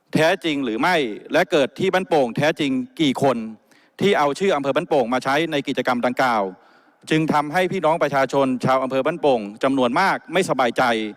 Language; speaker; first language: Thai; native; Thai